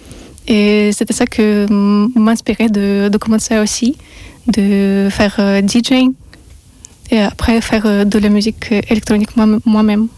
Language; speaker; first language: French; non-native, learner; Russian